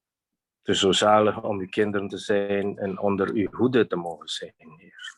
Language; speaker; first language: Dutch; non-native, fluent; Indonesian